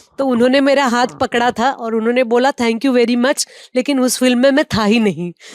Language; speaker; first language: Hindi; non-native, local second language; Marathi